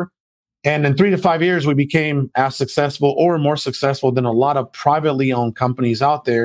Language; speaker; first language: English; early bilingual, other home language; Spanish